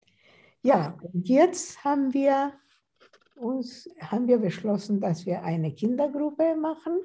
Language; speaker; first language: German; non-native, fluent; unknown